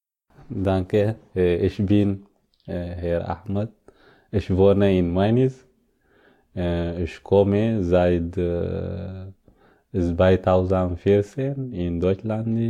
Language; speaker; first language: German; non-native, learner; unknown